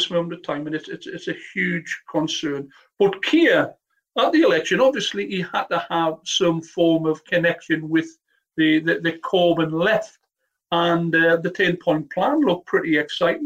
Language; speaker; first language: English; native; English